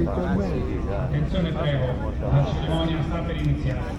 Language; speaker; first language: Italian; native; Italian